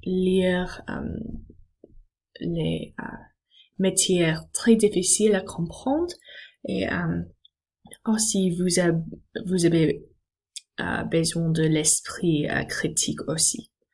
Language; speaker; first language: French; non-native, learner; English